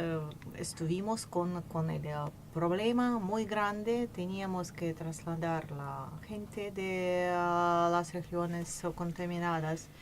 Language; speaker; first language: Spanish; non-native, fluent; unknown